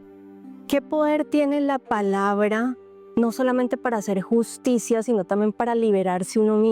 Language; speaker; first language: Spanish; native; Spanish